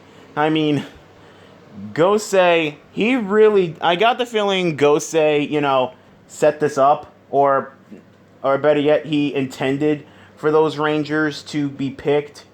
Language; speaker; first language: English; native; English